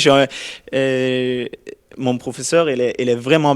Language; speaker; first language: French; non-native, learner; Norwegian